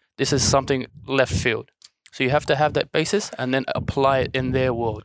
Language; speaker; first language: English; early bilingual, other home language; Arabic